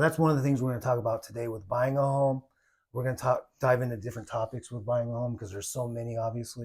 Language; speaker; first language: English; native; English